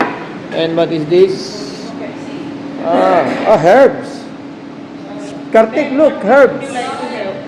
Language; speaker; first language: English; non-native, local second language; Filipino